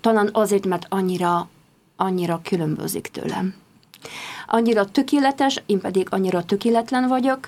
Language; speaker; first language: Hungarian; non-native, fluent; Polish